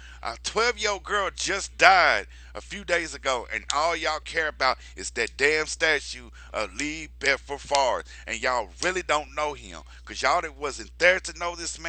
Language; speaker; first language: English; native; English